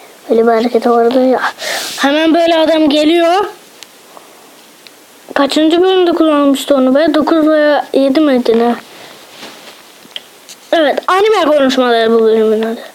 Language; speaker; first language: Turkish; native; Turkish